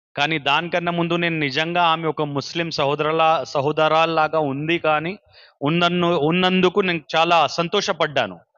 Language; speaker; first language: Telugu; non-native, local second language; Urdu